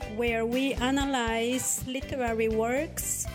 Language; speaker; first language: English; non-native, local second language; Spanish